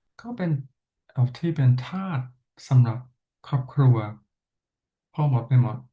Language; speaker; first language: Thai; non-native, fluent; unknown